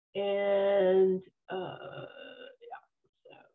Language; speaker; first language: English; native; English